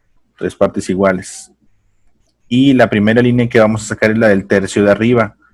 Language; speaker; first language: Spanish; native; Spanish